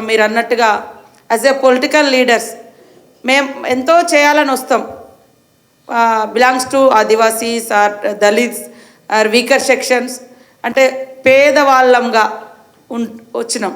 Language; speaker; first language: Telugu; native; Telugu